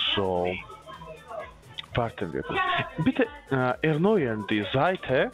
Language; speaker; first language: German; non-native, learner; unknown